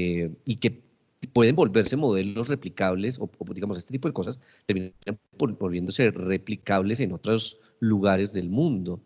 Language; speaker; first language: Spanish; native; Spanish